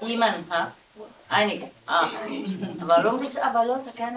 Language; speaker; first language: German; non-native, learner; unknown